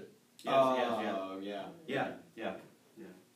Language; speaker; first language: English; non-native, learner; Spanish